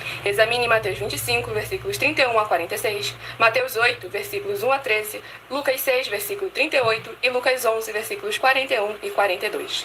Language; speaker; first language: Portuguese; native; Portuguese